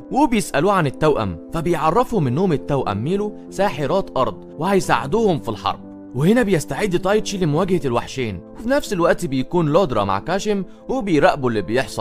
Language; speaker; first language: Arabic; native; Arabic